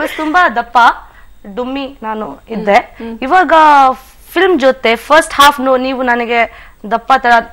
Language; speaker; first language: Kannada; non-native, local second language; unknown